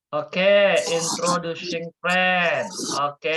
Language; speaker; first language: English; non-native, fluent; Indonesian